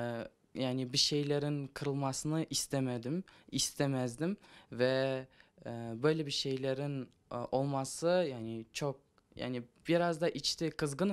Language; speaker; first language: Turkish; non-native, learner; Kazakh